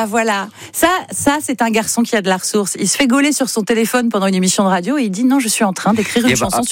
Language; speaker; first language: French; native; French